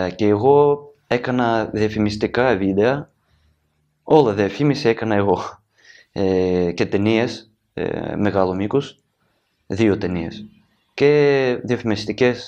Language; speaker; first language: Greek; non-native, learner; Ukrainian